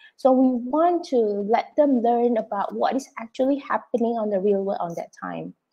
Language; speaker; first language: English; non-native, fluent; Indonesian